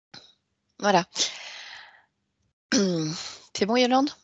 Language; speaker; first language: French; native; French